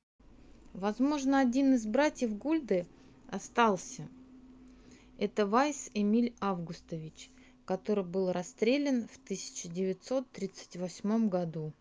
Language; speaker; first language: Russian; native; Russian